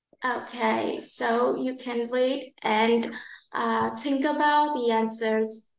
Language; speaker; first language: English; non-native, learner; Vietnamese